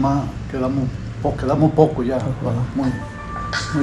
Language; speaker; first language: Spanish; early bilingual, other home language; Japanese